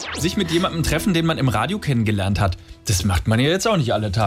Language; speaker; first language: German; native; German